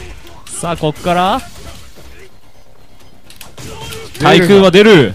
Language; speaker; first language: Japanese; native; Japanese